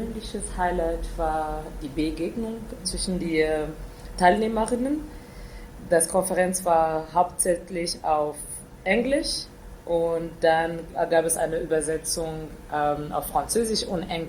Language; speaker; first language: German; non-native, fluent; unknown